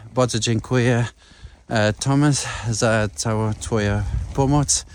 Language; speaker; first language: Polish; non-native, learner; English